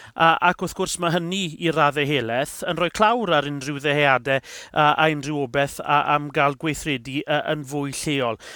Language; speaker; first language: Welsh; native; Welsh